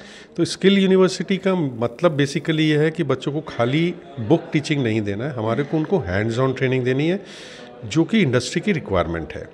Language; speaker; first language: Hindi; native; Hindi